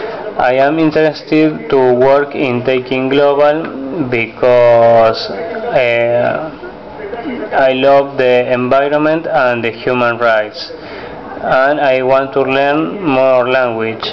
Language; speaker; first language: English; non-native, learner; Spanish